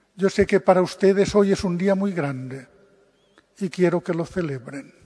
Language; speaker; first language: Spanish; non-native, local second language; Catalan